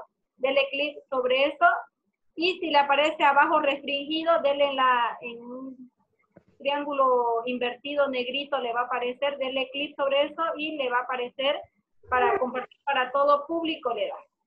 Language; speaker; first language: Spanish; native; Spanish